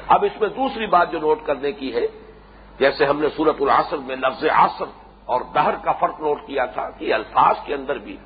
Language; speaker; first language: Urdu; native; Urdu